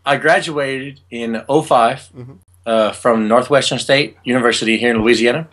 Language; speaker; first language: English; native; English